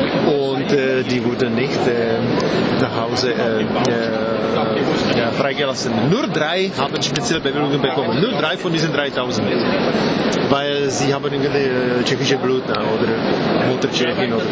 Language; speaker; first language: German; non-native, fluent; Czech